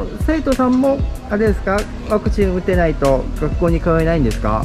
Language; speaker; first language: Japanese; native; Japanese